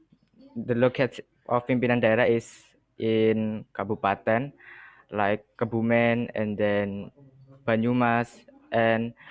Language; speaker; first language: English; non-native, learner; Indonesian